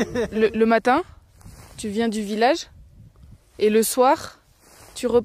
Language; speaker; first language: French; native; French